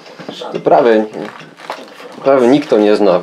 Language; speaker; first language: Polish; non-native, learner; Slovak